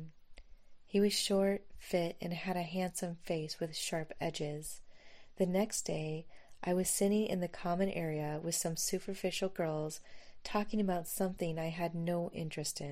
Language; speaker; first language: English; native; English